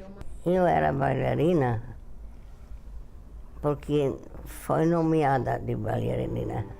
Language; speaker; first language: Portuguese; non-native, learner; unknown